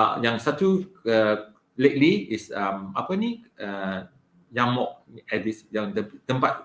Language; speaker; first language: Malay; non-native, local second language; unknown